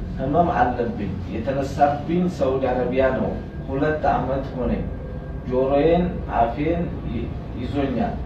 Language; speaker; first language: Amharic; native; Amharic